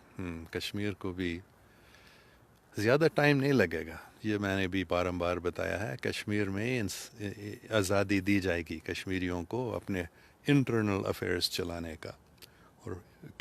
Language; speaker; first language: Urdu; non-native, fluent; English